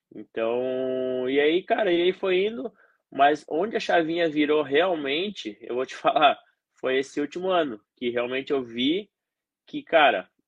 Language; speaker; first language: Portuguese; native; Portuguese